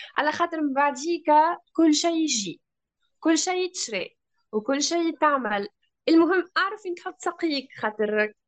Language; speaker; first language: Arabic; native; Arabic